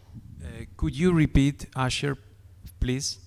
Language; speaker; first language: English; non-native, fluent; Spanish